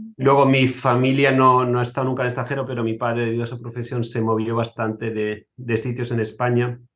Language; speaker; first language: Spanish; native; Spanish